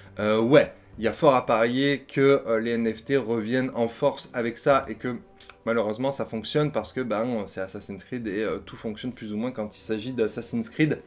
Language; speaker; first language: French; native; French